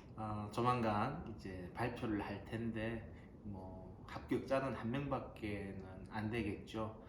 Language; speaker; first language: Korean; native; Korean